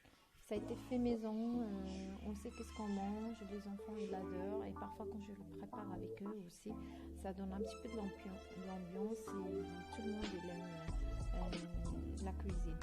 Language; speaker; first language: French; non-native, fluent; Arabic